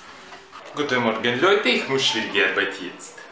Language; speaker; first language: German; non-native, learner; Russian